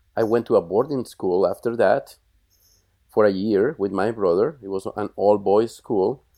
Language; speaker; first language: English; non-native, fluent; Spanish